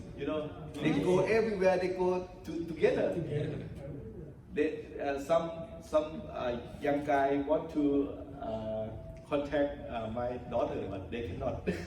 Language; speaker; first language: English; non-native, learner; Thai